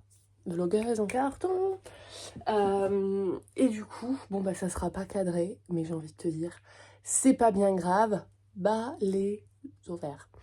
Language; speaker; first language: French; native; French